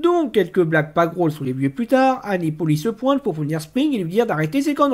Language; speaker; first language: French; native; French